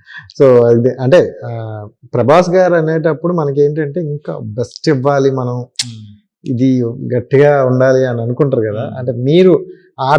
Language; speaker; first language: Telugu; native; Telugu